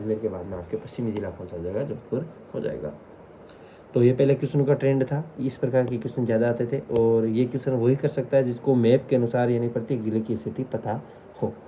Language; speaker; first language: Hindi; native; Hindi